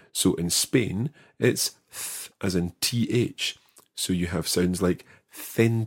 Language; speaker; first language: English; native; English